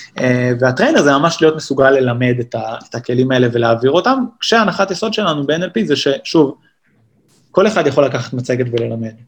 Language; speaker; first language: Hebrew; native; Hebrew